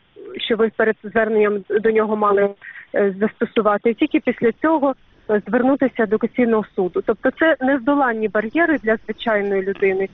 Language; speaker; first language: Ukrainian; native; Ukrainian